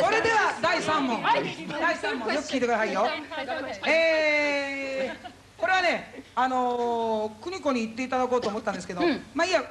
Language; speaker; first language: Japanese; native; Japanese